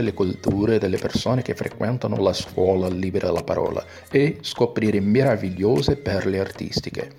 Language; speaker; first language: Italian; non-native, fluent; Portuguese